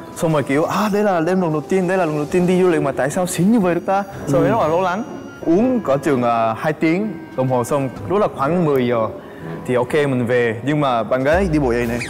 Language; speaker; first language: Vietnamese; non-native, fluent; Korean